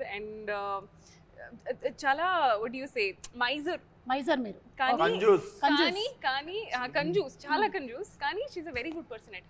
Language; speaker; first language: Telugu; non-native, learner; Hindi